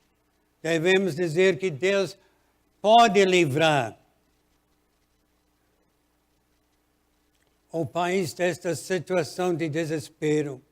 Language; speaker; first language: Portuguese; non-native, fluent; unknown